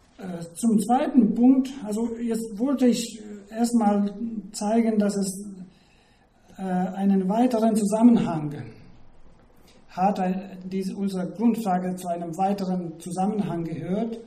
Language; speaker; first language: German; non-native, fluent; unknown